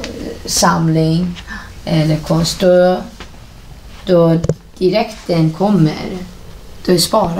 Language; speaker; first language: Swedish; non-native, fluent; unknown